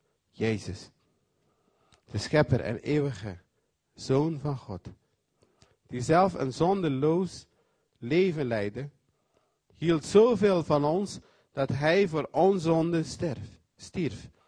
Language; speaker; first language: Dutch; non-native, fluent; Papiamento